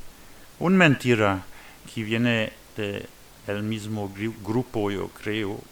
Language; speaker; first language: Spanish; non-native, learner; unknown